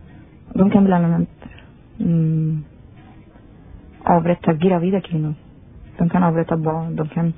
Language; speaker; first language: Swedish; non-native, fluent; Persian